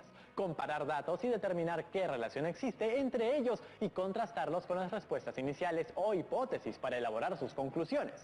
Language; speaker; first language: Spanish; native; Spanish